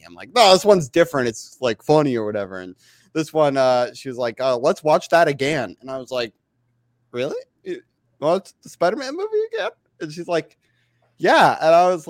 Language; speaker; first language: English; native; English